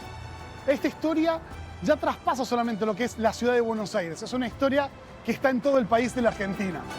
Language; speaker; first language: Spanish; native; Spanish